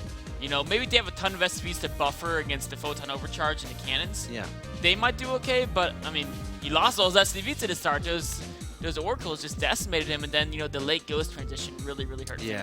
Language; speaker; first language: English; native; English